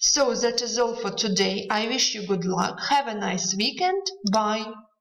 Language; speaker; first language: English; non-native, fluent; Ukrainian